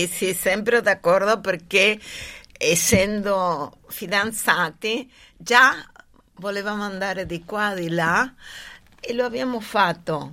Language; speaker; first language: Italian; non-native, fluent; Spanish